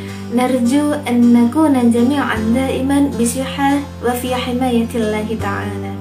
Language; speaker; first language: Arabic; non-native, learner; Indonesian